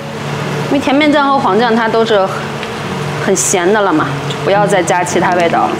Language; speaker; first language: Chinese; native; Chinese